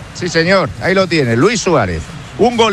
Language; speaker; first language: Spanish; native; Spanish